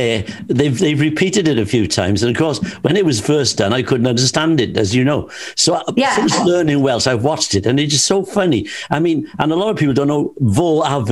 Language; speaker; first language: English; native; English